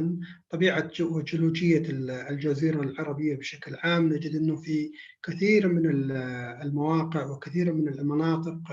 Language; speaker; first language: Arabic; native; Arabic